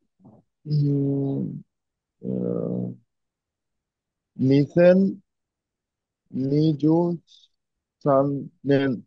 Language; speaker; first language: Japanese; non-native, learner; Bangla